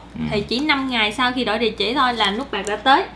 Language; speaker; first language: Vietnamese; native; Vietnamese